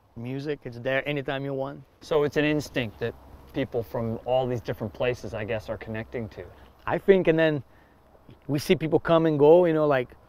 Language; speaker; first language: English; non-native, fluent; Portuguese